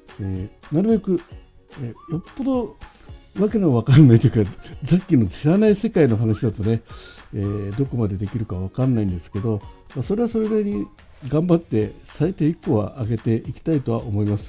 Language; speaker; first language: Japanese; native; Japanese